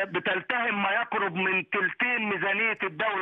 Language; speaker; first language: Arabic; native; Arabic